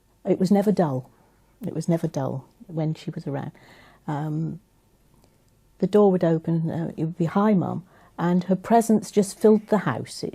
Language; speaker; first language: English; native; English